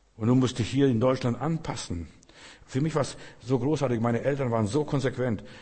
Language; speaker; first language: German; early bilingual, other home language; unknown